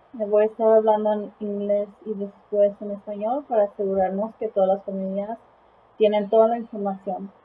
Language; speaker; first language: Spanish; early bilingual, heritage; Spanish